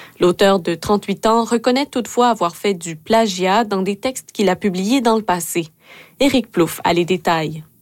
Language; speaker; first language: French; native; French